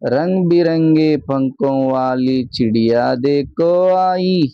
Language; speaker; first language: Hindi; non-native, local second language; Telugu